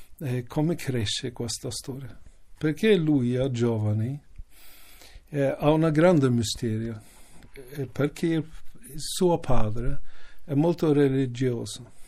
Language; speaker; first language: Italian; non-native, learner; Norwegian